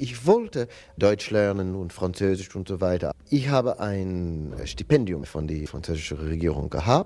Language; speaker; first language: German; non-native, learner; English